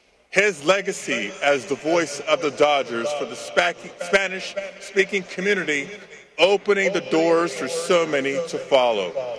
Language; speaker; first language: English; early bilingual, other home language; Spanish